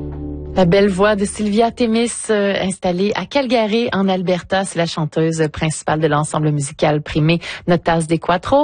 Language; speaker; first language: French; native; French